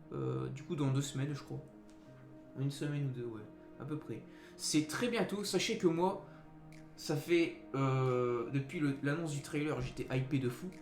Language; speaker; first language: French; native; French